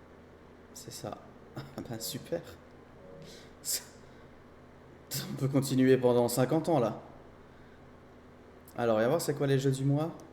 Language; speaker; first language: French; native; French